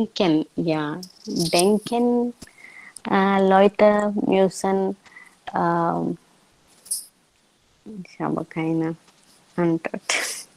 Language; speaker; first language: German; non-native, learner; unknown